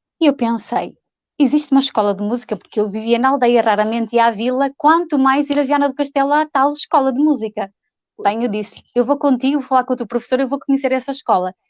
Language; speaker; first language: Portuguese; native; Portuguese